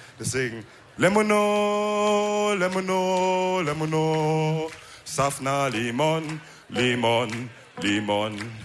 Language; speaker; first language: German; native; German